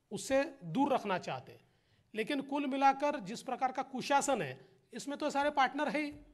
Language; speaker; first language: Hindi; non-native, local second language; Marathi